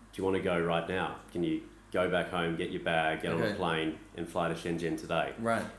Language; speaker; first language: English; native; English